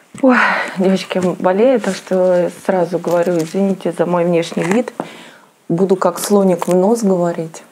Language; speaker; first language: Russian; native; Russian